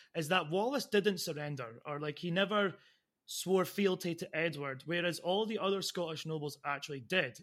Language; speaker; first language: English; native; English